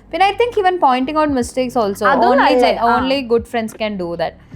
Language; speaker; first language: English; non-native, local second language; Malayalam